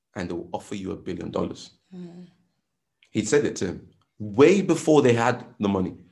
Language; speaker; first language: English; non-native, local second language; Yoruba